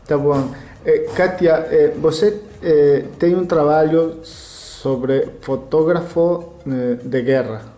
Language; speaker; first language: Portuguese; non-native, learner; Spanish